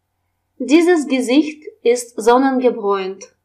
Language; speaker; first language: German; non-native, fluent; Russian